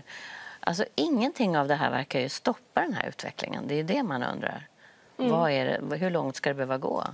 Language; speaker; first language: Swedish; native; Swedish